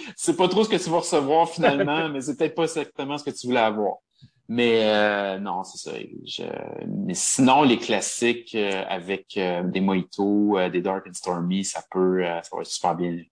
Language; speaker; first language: French; native; French